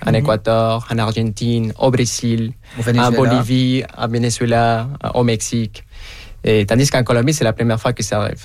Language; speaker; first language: French; non-native, fluent; Spanish